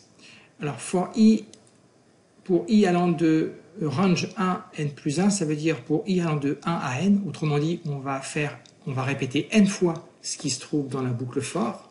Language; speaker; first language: French; native; French